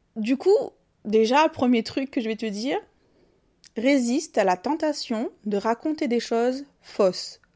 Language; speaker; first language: French; native; French